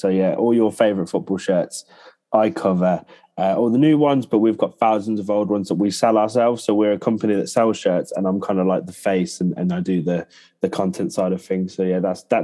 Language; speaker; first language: English; native; English